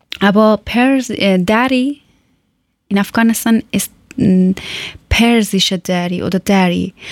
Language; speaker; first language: German; non-native, learner; Persian